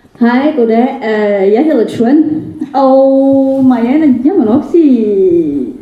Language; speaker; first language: Danish; non-native, fluent; Wu Chinese